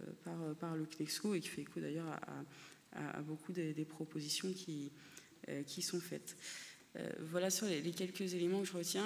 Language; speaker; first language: French; native; French